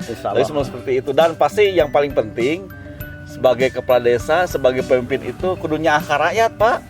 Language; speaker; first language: Indonesian; non-native, local second language; Sundanese